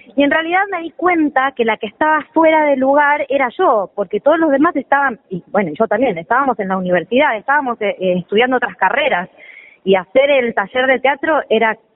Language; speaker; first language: Spanish; native; Spanish